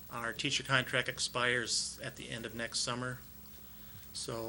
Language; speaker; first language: English; native; English